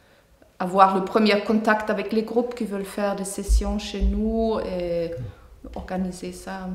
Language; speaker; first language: French; non-native, fluent; German